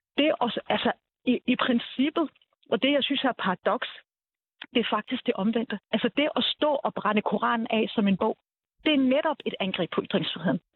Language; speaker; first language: Danish; early bilingual, other home language; Arabic